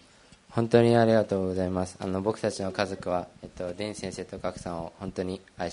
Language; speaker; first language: Japanese; early bilingual, other home language; Portuguese